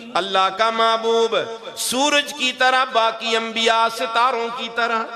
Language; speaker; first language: Urdu; non-native, local second language; Northern Hindko